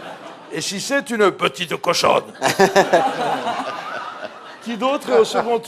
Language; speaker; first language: French; native; French